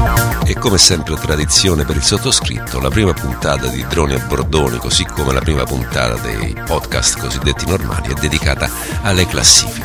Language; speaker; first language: Italian; native; Italian